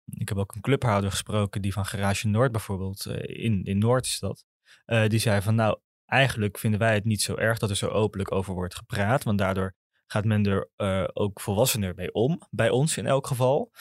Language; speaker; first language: Dutch; native; Dutch